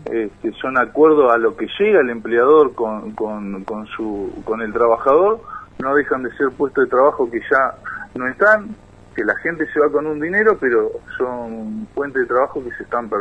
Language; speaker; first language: Spanish; native; Spanish